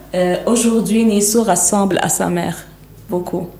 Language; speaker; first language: French; non-native, local second language; Arabic